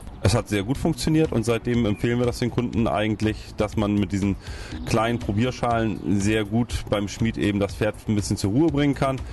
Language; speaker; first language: German; native; German